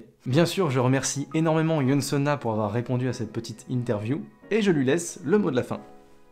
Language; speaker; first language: French; native; French